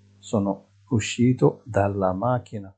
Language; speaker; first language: Italian; non-native, fluent; Arabic